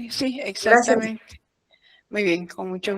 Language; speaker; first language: Spanish; native; Spanish